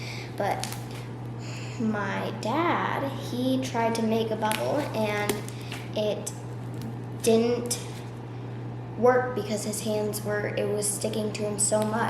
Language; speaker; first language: English; native; English